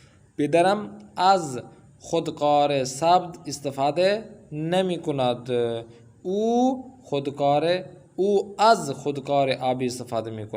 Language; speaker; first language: Persian; non-native, fluent; Urdu